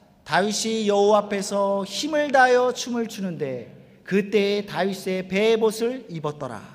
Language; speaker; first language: Korean; native; Korean